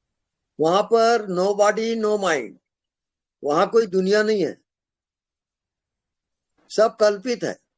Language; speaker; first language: Hindi; native; Hindi